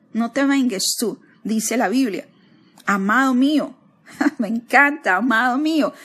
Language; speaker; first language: Spanish; native; Spanish